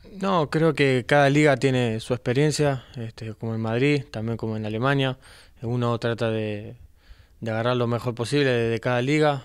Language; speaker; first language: Spanish; native; Spanish